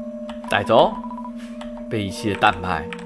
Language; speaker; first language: Chinese; native; Chinese